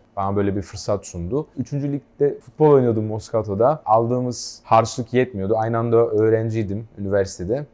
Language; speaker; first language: Turkish; early bilingual, heritage; Turkish